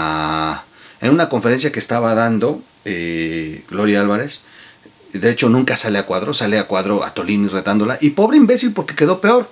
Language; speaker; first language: Spanish; native; Spanish